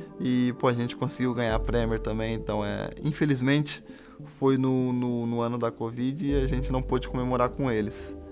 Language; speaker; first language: Portuguese; native; Portuguese